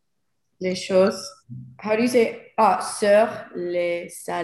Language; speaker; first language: French; non-native, learner; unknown